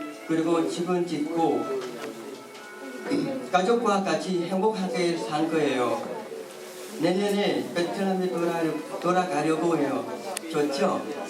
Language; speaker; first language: Korean; non-native, learner; Vietnamese